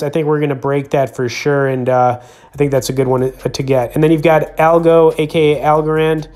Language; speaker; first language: English; native; English